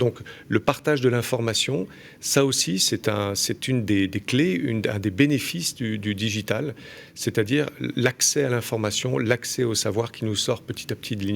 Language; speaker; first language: French; native; French